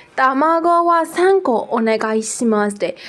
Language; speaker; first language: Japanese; non-native, fluent; Burmese